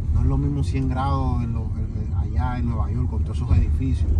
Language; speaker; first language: Spanish; native; Spanish